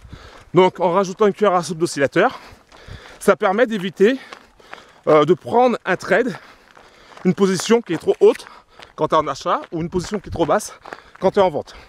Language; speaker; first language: French; native; French